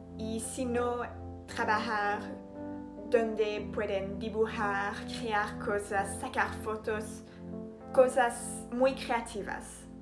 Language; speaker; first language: Spanish; non-native, learner; French